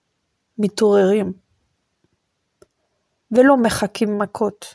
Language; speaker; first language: Hebrew; non-native, fluent; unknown